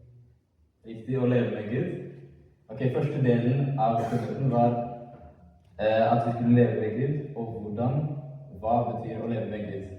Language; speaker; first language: Norwegian; early bilingual, other home language; Amharic